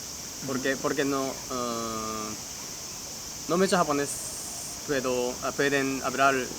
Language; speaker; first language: Spanish; non-native, learner; Japanese